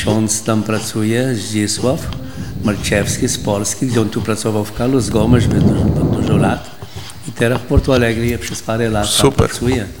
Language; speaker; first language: Polish; early bilingual, heritage; Polish